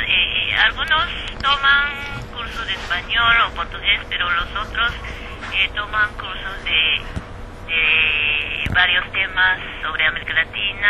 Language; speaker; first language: Spanish; non-native, fluent; Japanese